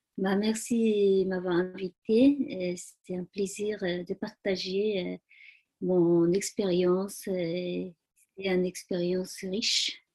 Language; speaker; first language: French; non-native, learner; Tibetan